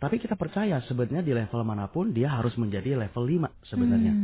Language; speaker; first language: Indonesian; native; Indonesian